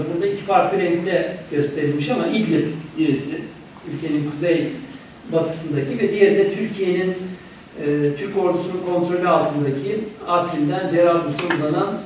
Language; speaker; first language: Turkish; native; Turkish